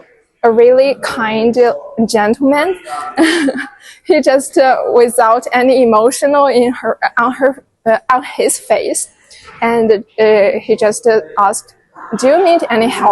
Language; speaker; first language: English; non-native, fluent; Chinese